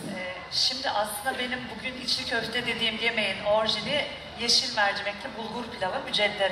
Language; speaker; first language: Turkish; native; Turkish